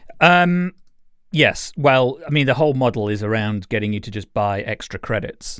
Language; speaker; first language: English; native; English